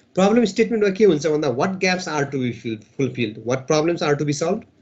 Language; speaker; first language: English; non-native, local second language; Nepali